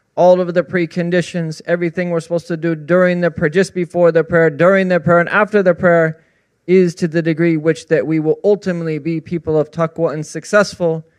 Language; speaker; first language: English; native; English